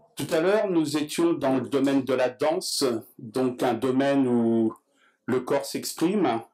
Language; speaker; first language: French; native; French